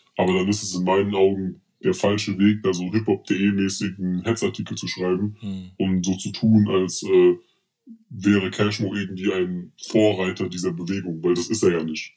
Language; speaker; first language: German; early bilingual, other home language; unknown